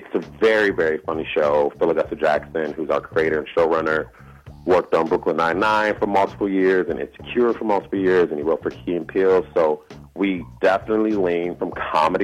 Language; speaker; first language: English; native; English